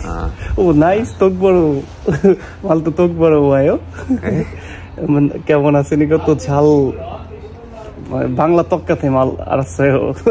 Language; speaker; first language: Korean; non-native, learner; Bangla